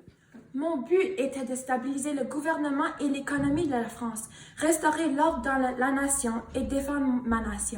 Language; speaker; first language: French; non-native, learner; English